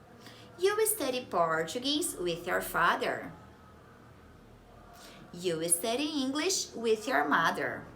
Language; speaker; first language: English; non-native, fluent; Portuguese